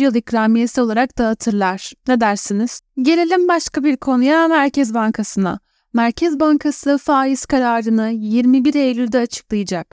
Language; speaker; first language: Turkish; native; Turkish